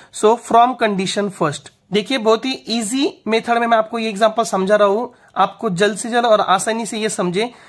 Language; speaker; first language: Hindi; non-native, local second language; Marathi